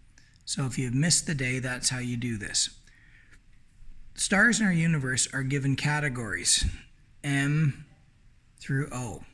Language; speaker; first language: English; native; English